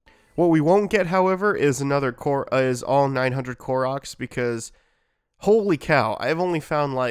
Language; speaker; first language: English; native; English